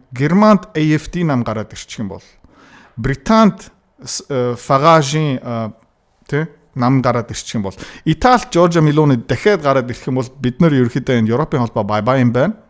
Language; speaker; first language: Mongolian; native; Mongolian